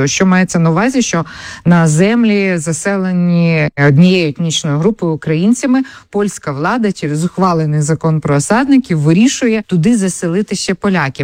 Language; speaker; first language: Ukrainian; native; Ukrainian